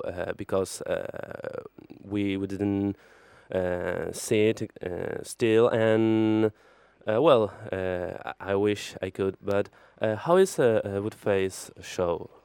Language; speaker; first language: English; non-native, fluent; Spanish